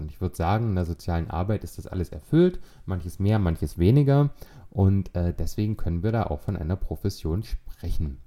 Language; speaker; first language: German; native; German